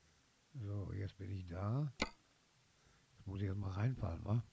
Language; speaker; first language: German; native; German